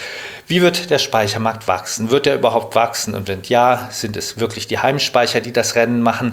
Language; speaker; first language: German; native; German